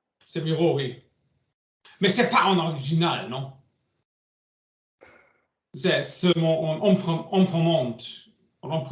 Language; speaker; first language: French; non-native, learner; English